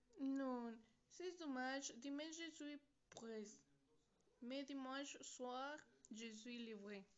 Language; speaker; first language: French; non-native, learner; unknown